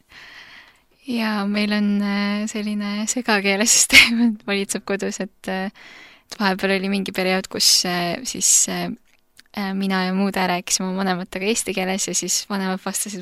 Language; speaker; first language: Estonian; early bilingual, other home language; Korean